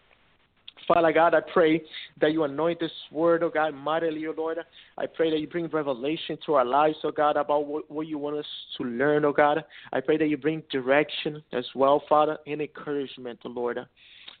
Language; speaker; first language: English; non-native, fluent; Portuguese